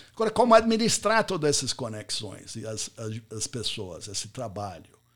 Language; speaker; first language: Portuguese; non-native, fluent; English